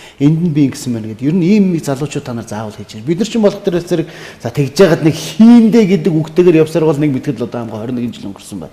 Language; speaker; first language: Mongolian; native; Mongolian